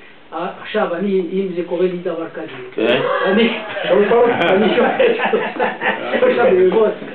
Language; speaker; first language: Hebrew; non-native, learner; French